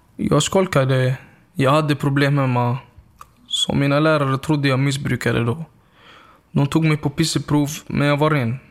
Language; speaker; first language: Swedish; early bilingual, other home language; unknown